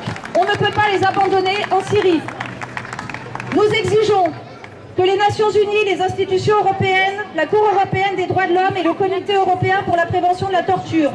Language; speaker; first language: French; native; French